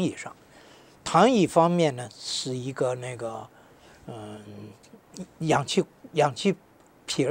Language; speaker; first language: Chinese; native; Chinese